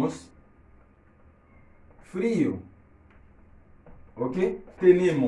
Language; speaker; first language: Spanish; non-native, learner; Haitian Creole